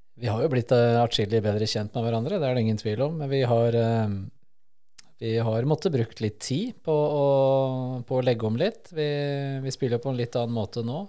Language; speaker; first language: Norwegian; early bilingual, other home language; Spanish